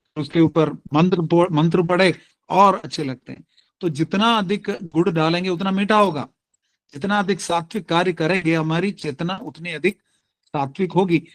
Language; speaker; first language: Hindi; non-native, local second language; Tamil